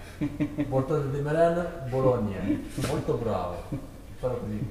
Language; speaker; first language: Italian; non-native, learner; Filipino